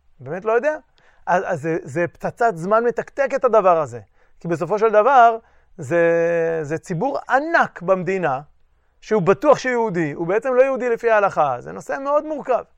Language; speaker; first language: Hebrew; native; Hebrew